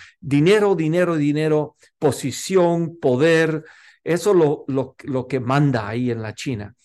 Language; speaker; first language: Spanish; non-native, local second language; English